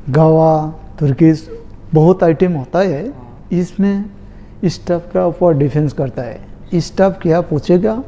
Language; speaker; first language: Hindi; non-native, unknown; Bangla